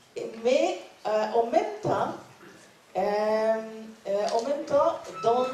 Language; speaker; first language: French; non-native, learner; Norwegian